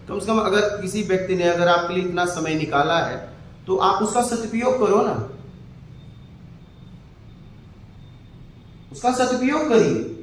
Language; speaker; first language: Hindi; native; Hindi